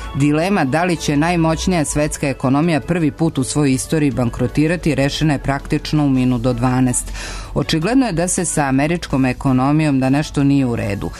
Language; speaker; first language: Serbian; native; Serbian